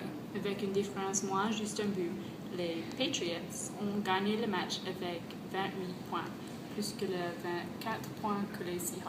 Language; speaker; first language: French; non-native, learner; English